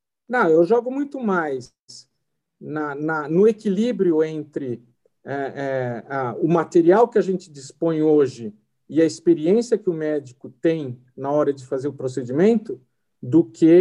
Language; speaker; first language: Portuguese; native; Portuguese